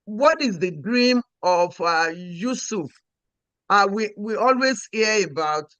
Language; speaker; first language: English; non-native, local second language; Yoruba